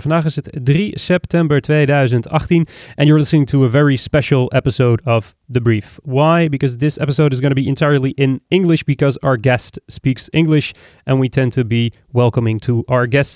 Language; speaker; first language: English; non-native, fluent; Dutch